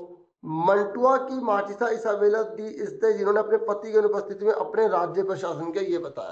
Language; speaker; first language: Hindi; native; Hindi